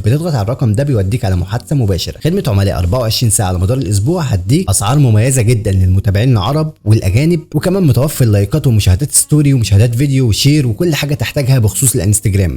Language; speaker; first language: Arabic; native; Arabic